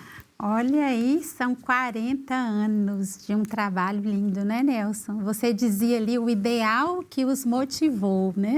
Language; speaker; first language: Portuguese; native; Portuguese